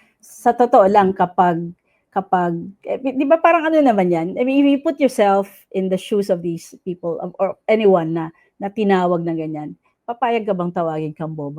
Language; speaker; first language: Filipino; non-native, local second language; Cebuano